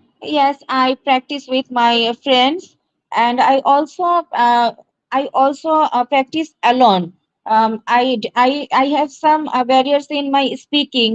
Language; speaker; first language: English; non-native, learner; Bangla